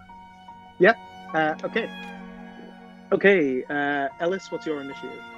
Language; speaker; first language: English; native; English